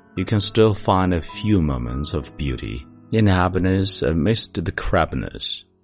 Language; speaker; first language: English; non-native, fluent; Chinese